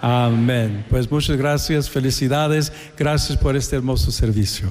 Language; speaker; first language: Spanish; non-native, fluent; English